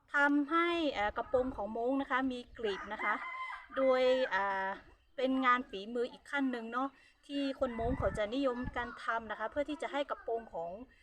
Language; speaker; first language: Thai; non-native, local second language; Hmong